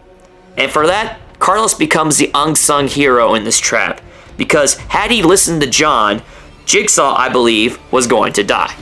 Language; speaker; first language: English; native; English